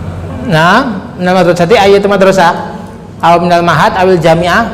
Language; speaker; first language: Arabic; non-native, fluent; Indonesian